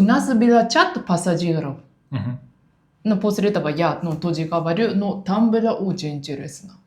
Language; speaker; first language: Russian; non-native, learner; Japanese